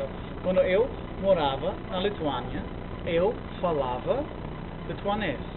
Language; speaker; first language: Portuguese; non-native, learner; English